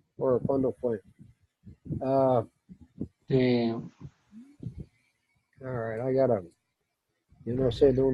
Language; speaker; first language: Spanish; non-native, fluent; English